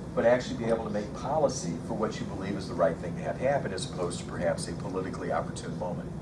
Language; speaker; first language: English; native; English